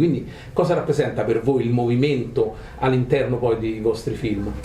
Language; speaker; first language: Italian; native; Italian